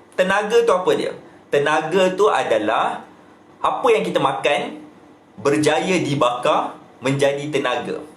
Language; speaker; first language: Malay; native; Malay